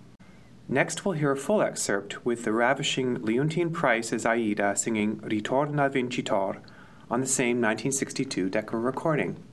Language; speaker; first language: English; native; English